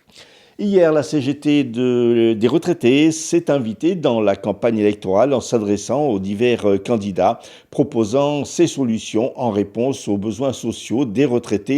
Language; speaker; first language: French; native; French